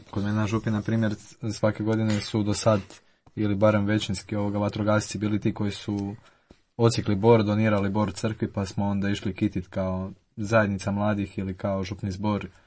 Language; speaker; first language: Croatian; native; Croatian